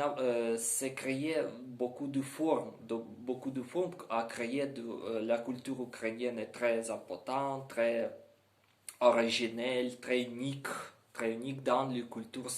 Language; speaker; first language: French; non-native, learner; Ukrainian